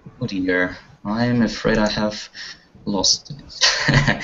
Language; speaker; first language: English; non-native, fluent; Russian